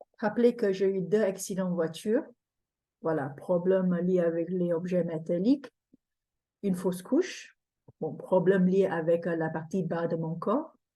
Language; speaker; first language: French; non-native, fluent; English